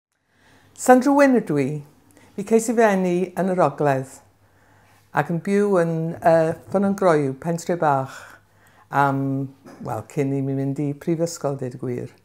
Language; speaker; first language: Welsh; non-native, local second language; English